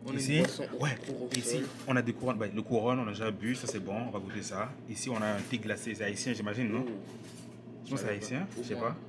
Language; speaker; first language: French; native; French